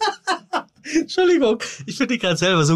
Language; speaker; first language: German; native; German